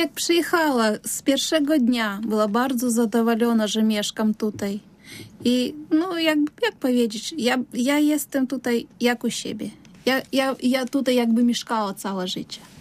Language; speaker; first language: Polish; non-native, learner; Russian